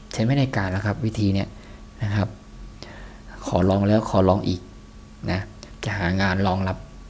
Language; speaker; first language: Thai; native; Thai